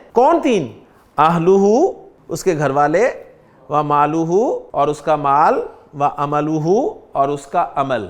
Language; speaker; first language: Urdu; native; Urdu